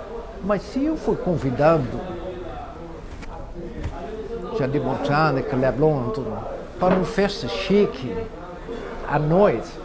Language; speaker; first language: Portuguese; non-native, fluent; Dutch